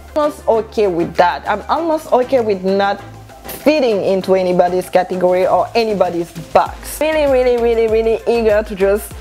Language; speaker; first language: English; non-native, local second language; French